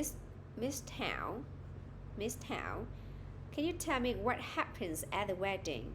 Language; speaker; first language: English; non-native, fluent; Vietnamese